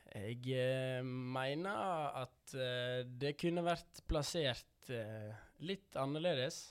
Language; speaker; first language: Norwegian; early bilingual, other home language; Dutch